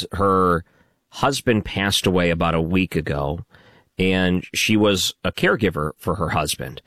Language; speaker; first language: English; native; English